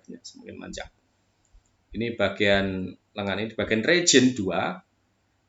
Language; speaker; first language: Indonesian; native; Indonesian